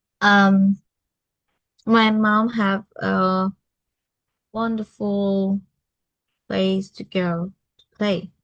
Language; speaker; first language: English; non-native, learner; Vietnamese